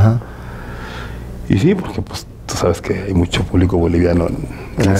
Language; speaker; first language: Spanish; native; Spanish